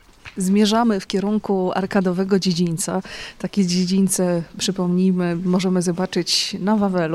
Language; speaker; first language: Polish; native; Polish